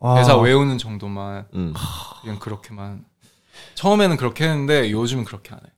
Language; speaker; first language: Korean; early bilingual, heritage; Korean